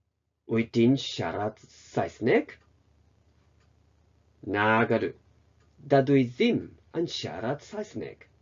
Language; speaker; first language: Welsh; non-native, fluent; Japanese